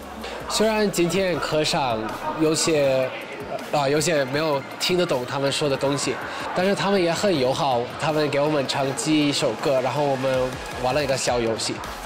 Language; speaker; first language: Chinese; non-native, learner; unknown